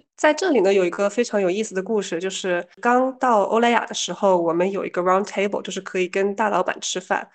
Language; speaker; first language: Chinese; early bilingual, heritage; Chinese